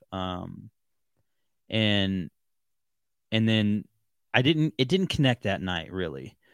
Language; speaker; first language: English; native; English